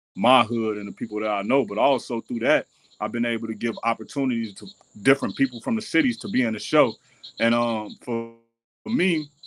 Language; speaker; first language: English; native; English